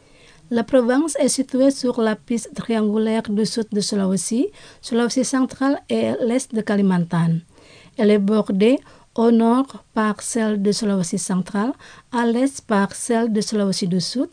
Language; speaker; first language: French; non-native, fluent; Indonesian